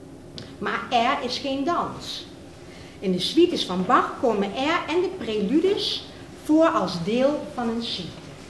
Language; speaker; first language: Dutch; native; Dutch